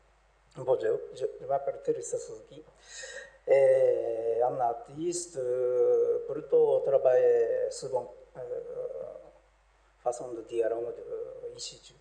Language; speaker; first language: French; non-native, learner; Japanese